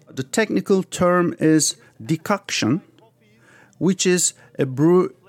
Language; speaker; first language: English; early bilingual, other home language; Turkish